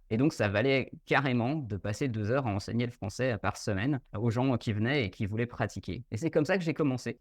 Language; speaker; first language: French; native; French